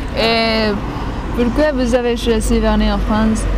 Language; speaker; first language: French; non-native, learner; Spanish